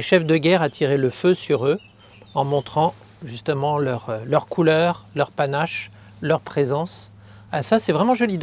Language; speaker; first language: French; native; French